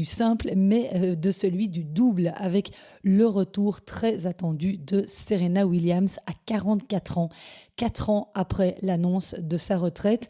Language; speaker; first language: French; native; French